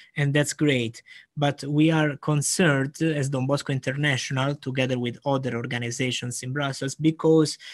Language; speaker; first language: English; non-native, fluent; Italian